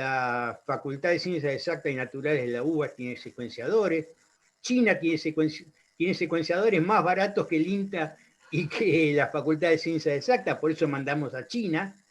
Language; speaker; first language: Spanish; native; Spanish